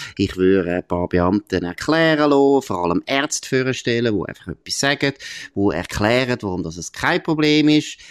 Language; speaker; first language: German; native; German